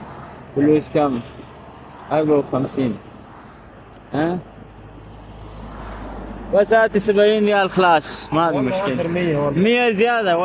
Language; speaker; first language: Arabic; non-native, learner; Pashto